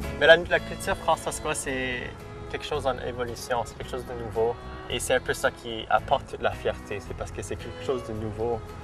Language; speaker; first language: French; native; French